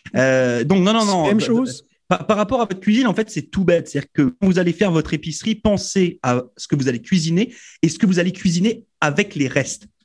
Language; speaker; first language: French; native; French